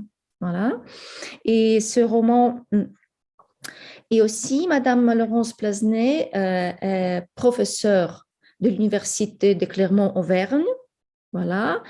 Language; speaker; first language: French; non-native, fluent; Ukrainian